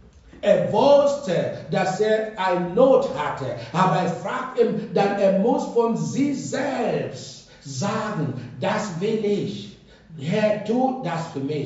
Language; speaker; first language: German; non-native, fluent; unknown